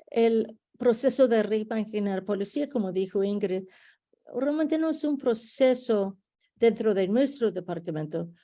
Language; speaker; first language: Spanish; early bilingual, heritage; Spanish